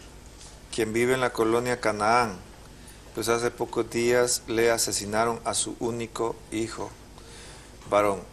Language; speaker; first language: Spanish; native; Spanish